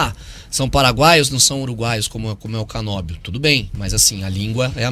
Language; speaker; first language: Portuguese; native; Portuguese